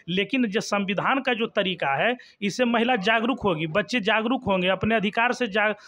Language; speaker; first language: Hindi; native; Hindi